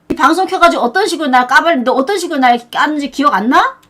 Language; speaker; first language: Korean; native; Korean